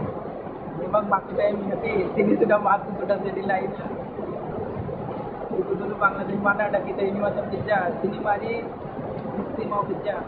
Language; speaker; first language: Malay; non-native, learner; Bangla